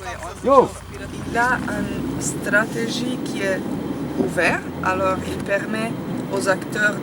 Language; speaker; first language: French; non-native, fluent; Slovenian